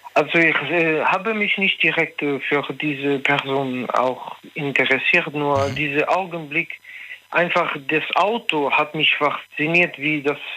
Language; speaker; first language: German; non-native, learner; French